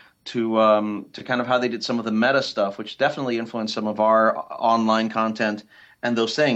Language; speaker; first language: English; early bilingual, other home language; Spanish